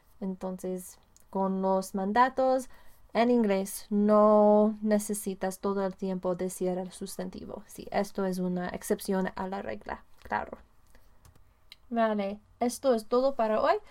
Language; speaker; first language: Spanish; non-native, fluent; English